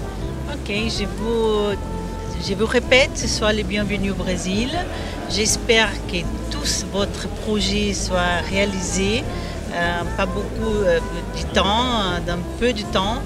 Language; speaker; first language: French; non-native, learner; Portuguese